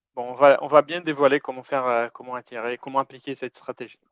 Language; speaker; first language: French; non-native, fluent; Portuguese